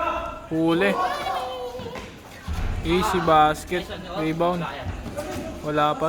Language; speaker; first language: Filipino; non-native, local second language; Bikol